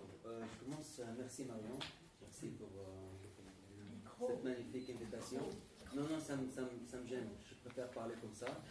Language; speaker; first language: French; non-native, fluent; Arabic